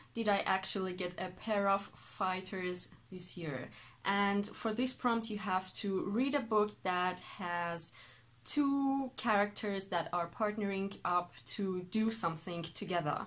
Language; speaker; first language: English; non-native, fluent; Persian